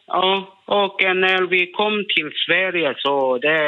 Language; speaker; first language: Swedish; non-native, learner; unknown